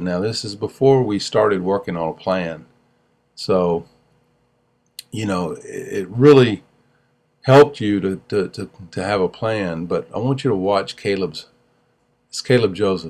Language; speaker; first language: English; native; English